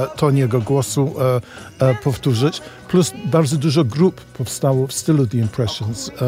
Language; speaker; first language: Polish; non-native, fluent; English